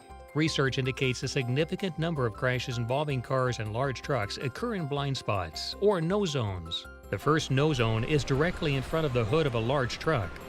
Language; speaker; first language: English; native; English